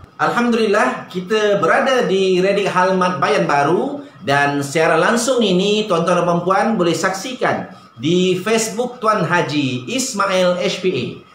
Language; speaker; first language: Malay; native; Malay